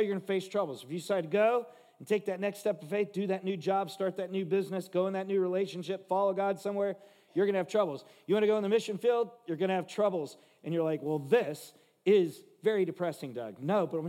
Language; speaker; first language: English; native; English